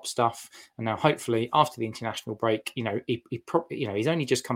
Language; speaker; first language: English; native; English